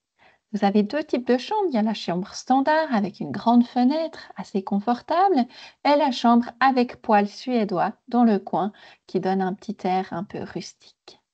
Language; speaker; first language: French; native; French